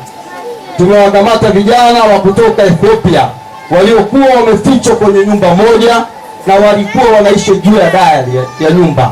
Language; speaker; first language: Swahili; native; Swahili